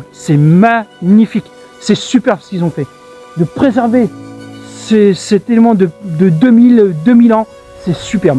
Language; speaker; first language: French; native; French